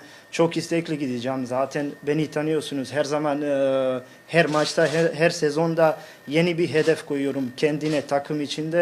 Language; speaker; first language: Turkish; non-native, fluent; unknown